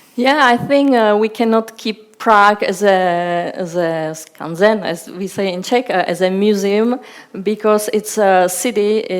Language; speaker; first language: English; non-native, fluent; Czech